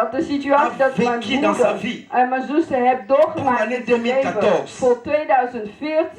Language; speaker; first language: Dutch; non-native, fluent; Lingala